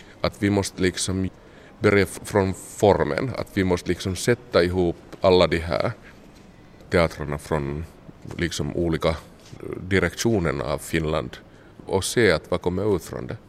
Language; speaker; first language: Swedish; non-native, local second language; Finnish